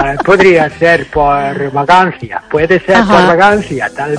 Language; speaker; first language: Spanish; non-native, fluent; English